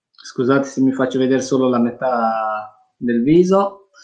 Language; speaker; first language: Italian; non-native, fluent; Persian